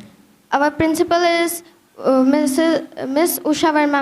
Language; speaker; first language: English; non-native, learner; Hindi